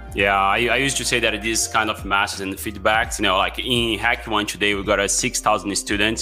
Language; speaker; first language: English; non-native, fluent; Portuguese